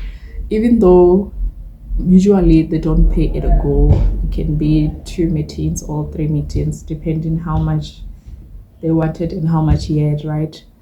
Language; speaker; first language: English; non-native, local second language; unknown